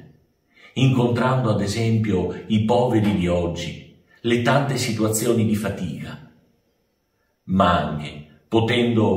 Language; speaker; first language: Italian; native; Italian